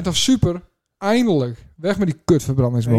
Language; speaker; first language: Dutch; native; Dutch